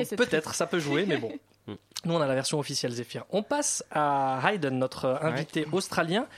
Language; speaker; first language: French; native; French